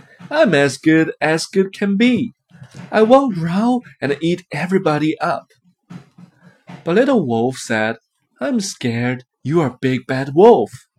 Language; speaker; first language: English; non-native, fluent; Chinese